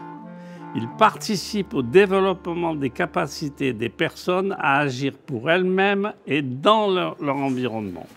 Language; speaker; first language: French; native; French